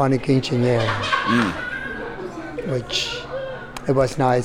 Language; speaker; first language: English; non-native, fluent; Italian